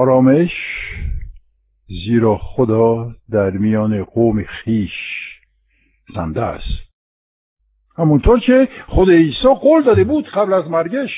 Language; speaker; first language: Persian; non-native, fluent; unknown